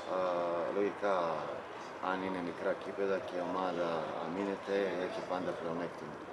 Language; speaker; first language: Greek; non-native, fluent; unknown